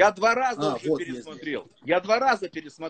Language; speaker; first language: Russian; native; Russian